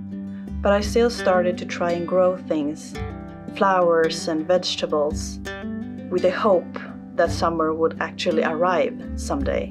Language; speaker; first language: English; non-native, fluent; Swedish